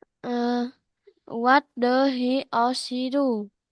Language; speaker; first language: English; non-native, learner; Vietnamese